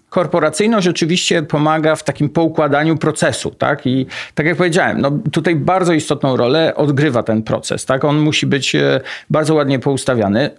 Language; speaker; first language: Polish; native; Polish